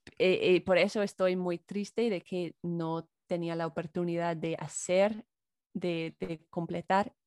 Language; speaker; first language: Spanish; non-native, fluent; English